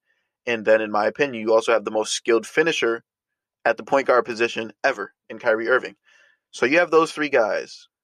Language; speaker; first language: English; native; English